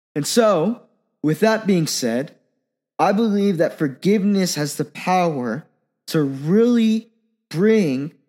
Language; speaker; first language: English; native; English